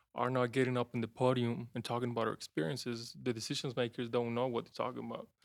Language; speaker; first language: English; non-native, fluent; Spanish